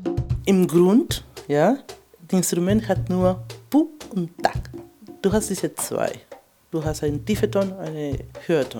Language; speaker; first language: German; non-native, fluent; Spanish